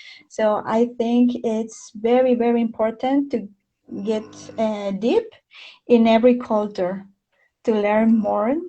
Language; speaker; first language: English; non-native, fluent; Spanish